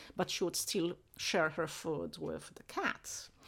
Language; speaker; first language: English; non-native, fluent; Polish